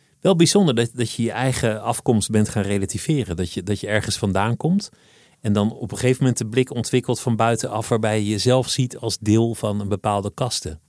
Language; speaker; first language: Dutch; native; Dutch